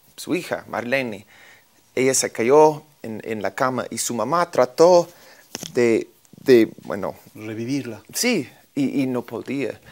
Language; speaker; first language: Spanish; non-native, fluent; English